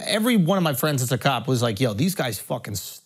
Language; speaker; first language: English; native; English